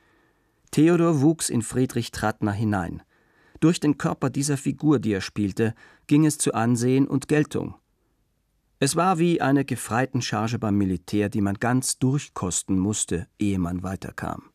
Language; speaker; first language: German; native; German